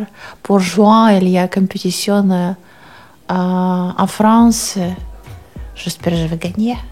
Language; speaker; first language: French; non-native, learner; Russian